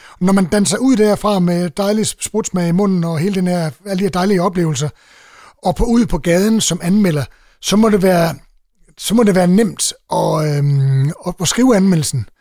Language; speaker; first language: Danish; native; Danish